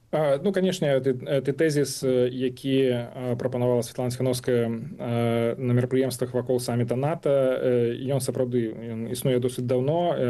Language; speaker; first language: Belarusian; non-native, local second language; Russian